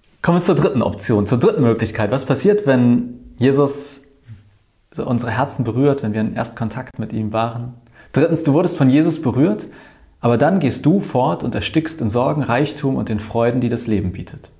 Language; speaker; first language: German; native; German